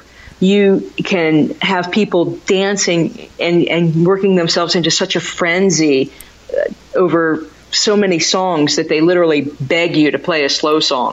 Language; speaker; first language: English; native; English